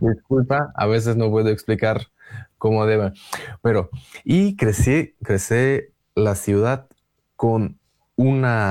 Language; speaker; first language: Spanish; non-native, learner; Russian